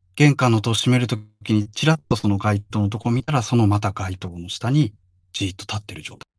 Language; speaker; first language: Japanese; native; Japanese